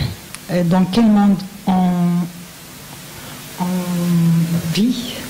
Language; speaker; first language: French; non-native, learner; Arabic